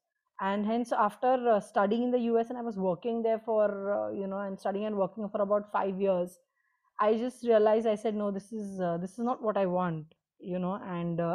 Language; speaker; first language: English; non-native, local second language; Marathi